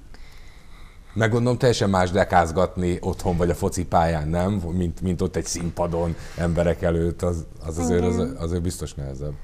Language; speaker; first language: Hungarian; native; Hungarian